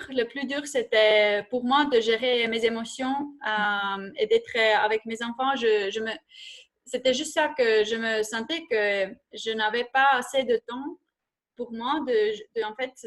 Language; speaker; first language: French; non-native, fluent; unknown